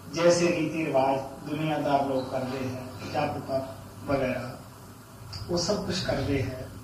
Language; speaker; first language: Hindi; non-native, local second language; Punjabi